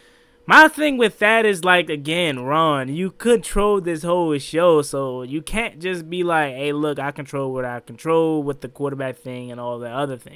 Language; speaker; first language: English; native; English